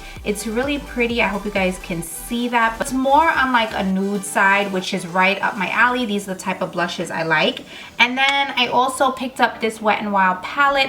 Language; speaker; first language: English; native; English